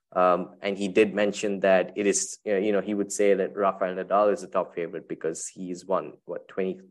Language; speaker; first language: English; non-native, local second language; Tamil